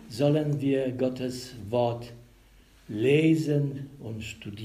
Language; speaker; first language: German; non-native, learner; Polish